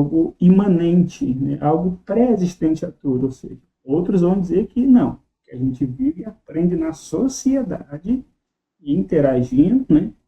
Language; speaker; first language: Portuguese; native; Portuguese